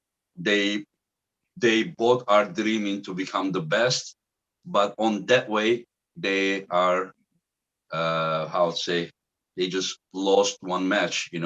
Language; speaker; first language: English; non-native, fluent; Turkish